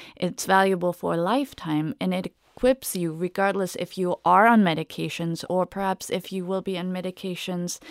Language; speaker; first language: English; non-native, fluent; German